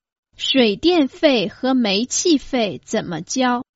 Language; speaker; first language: Chinese; non-native, fluent; Croatian